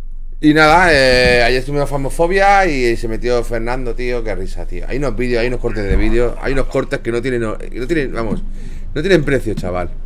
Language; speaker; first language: Spanish; native; Spanish